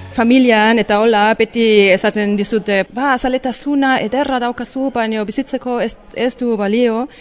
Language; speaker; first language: Basque; non-native, fluent; German